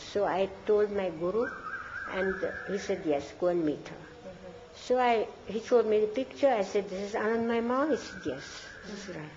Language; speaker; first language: English; non-native, fluent; German